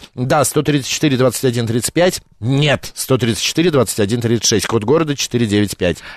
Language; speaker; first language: Russian; native; Russian